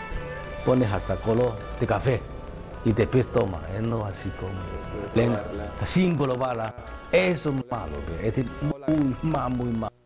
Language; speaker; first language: Spanish; non-native, learner; Cantonese